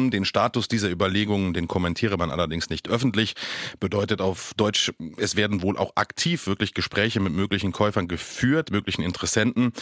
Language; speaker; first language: German; native; German